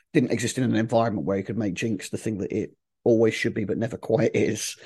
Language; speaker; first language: English; native; English